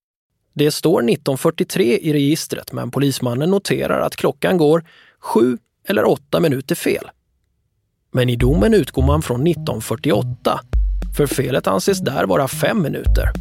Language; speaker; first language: Swedish; native; Swedish